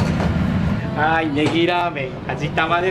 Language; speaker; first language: Japanese; native; Japanese